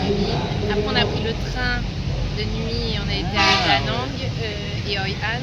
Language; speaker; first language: French; native; French